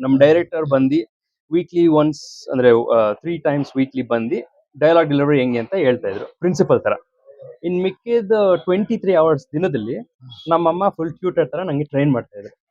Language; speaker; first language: Kannada; early bilingual, heritage; Kannada